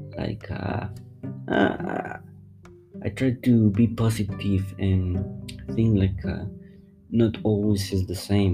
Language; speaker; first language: English; non-native, fluent; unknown